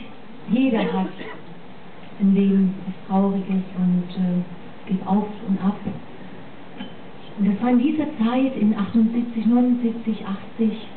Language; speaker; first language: German; non-native, fluent; English